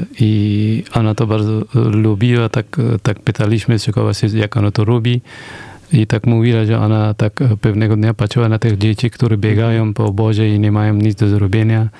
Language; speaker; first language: Polish; non-native, fluent; Persian